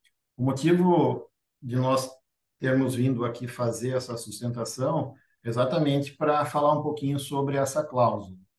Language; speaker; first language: Portuguese; native; Portuguese